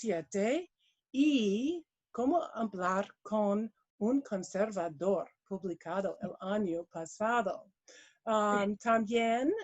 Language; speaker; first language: Spanish; non-native, learner; English